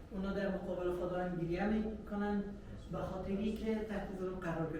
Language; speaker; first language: Persian; native; Persian